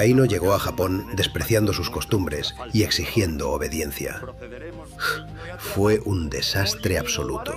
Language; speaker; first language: Spanish; native; Spanish